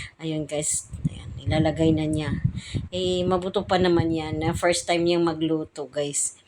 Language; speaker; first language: Filipino; non-native, local second language; Cebuano